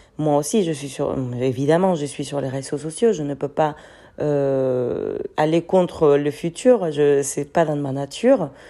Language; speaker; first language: French; non-native, fluent; Spanish